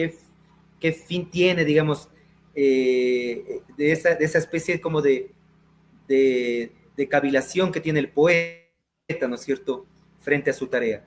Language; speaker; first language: Spanish; native; Spanish